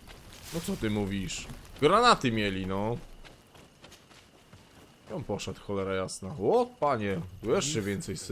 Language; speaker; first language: Polish; native; Polish